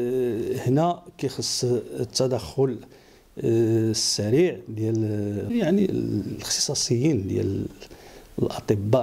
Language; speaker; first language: Arabic; native; Arabic